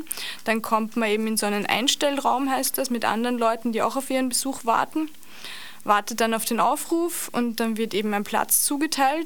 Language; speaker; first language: German; native; German